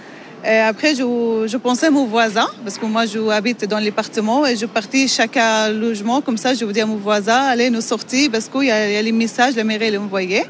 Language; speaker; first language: French; non-native, learner; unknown